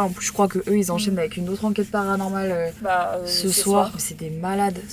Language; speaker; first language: French; native; French